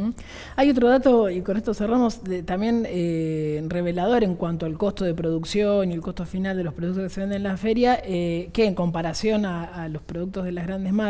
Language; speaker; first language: Spanish; native; Spanish